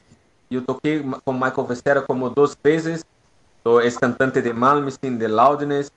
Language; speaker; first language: Spanish; non-native, learner; Portuguese